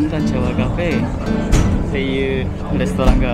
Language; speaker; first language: Japanese; non-native, fluent; Indonesian